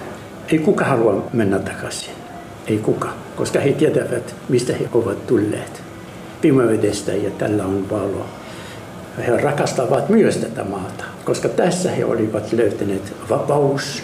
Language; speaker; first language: Finnish; non-native, fluent; Arabic